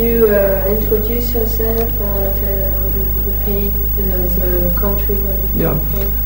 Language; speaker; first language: English; non-native, learner; French